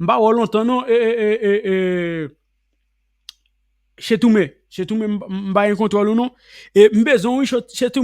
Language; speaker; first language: Haitian Creole; native; Haitian Creole